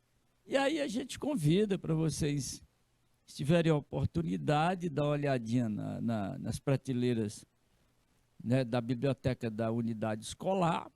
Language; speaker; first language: Portuguese; native; Portuguese